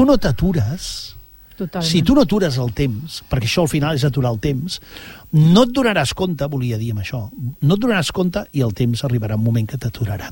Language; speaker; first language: Catalan; native; Catalan